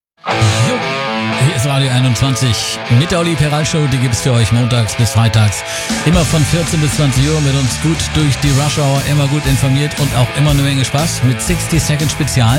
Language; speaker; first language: German; native; German